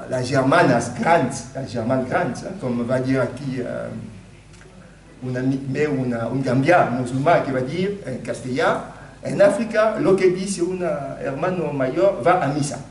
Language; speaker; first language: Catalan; non-native, fluent; Lingala